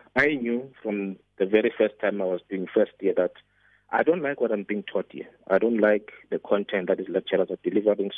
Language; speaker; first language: English; non-native, local second language; Xhosa